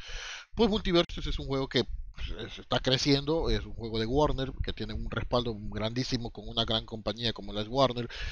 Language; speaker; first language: Spanish; native; Spanish